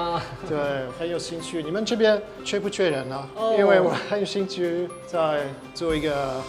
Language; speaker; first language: Chinese; non-native, learner; French